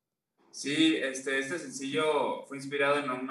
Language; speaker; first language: Spanish; native; Spanish